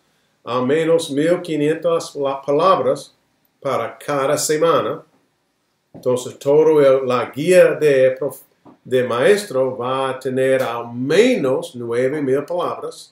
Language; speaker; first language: Spanish; non-native, fluent; English